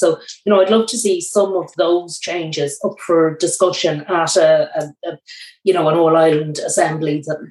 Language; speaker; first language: English; native; English